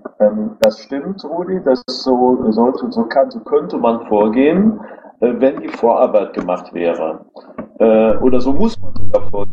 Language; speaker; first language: German; native; German